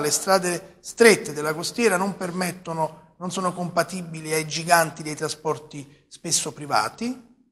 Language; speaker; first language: Italian; native; Italian